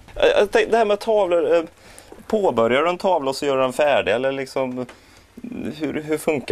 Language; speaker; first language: Swedish; native; Swedish